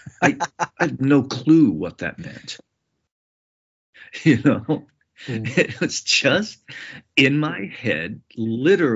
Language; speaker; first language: English; native; English